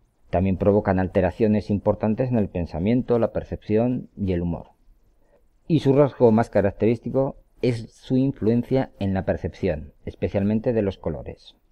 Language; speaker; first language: Spanish; native; Spanish